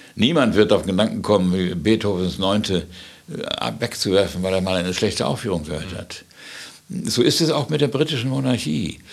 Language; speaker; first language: German; native; German